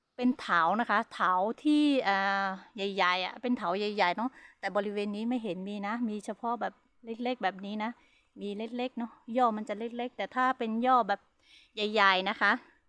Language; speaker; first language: Thai; non-native, local second language; Hmong